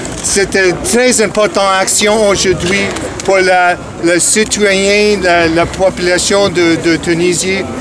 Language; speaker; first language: French; non-native, fluent; English